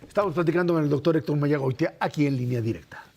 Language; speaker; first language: Spanish; native; Spanish